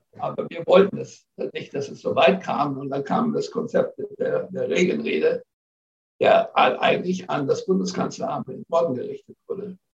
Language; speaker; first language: German; non-native, fluent; English